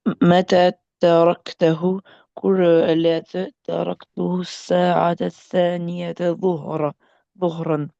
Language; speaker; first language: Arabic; non-native, learner; Albanian